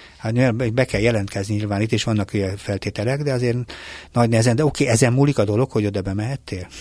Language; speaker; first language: Hungarian; native; Hungarian